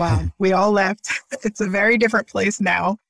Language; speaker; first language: English; early bilingual, other home language; Haitian Creole